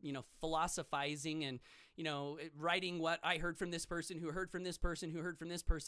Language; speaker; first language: English; native; English